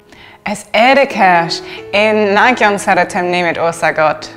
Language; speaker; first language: Hungarian; non-native, learner; English